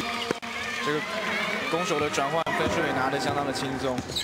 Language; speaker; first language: Chinese; native; Chinese